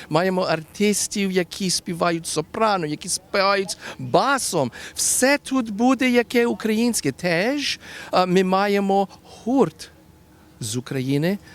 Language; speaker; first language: Ukrainian; early bilingual, heritage; Ukrainian